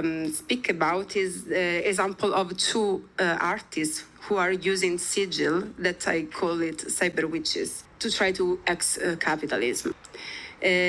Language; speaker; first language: English; non-native, fluent; Italian